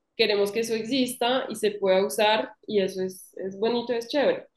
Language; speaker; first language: Spanish; non-native, fluent; French